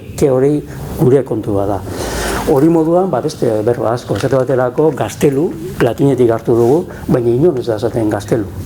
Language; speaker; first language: Basque; native; Basque